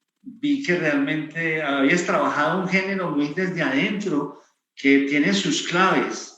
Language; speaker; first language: Spanish; native; Spanish